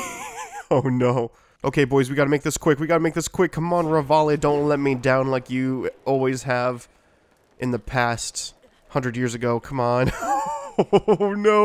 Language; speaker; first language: English; native; English